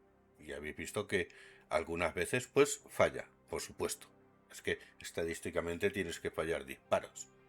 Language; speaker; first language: Spanish; native; Spanish